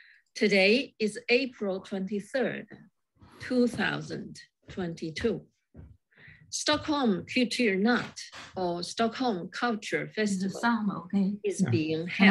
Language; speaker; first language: English; non-native, fluent; Chinese